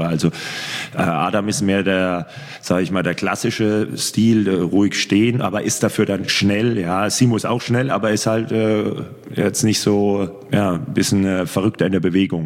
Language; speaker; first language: German; native; German